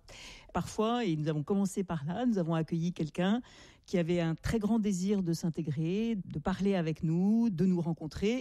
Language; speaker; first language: French; native; French